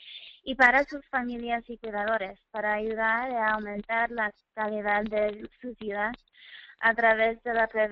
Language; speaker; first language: Spanish; native; Spanish